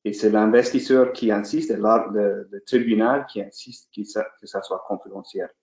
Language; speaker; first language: French; non-native, fluent; English